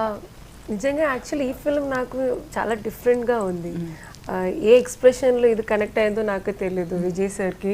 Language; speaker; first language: Telugu; non-native, learner; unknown